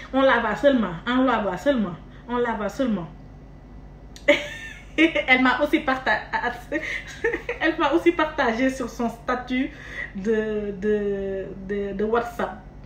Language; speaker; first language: French; non-native, local second language; Wolof